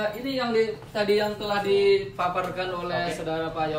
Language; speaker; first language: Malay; non-native, local second language; Minangkabau